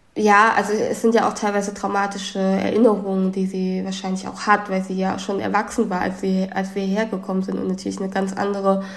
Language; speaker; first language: German; early bilingual, other home language; Vietnamese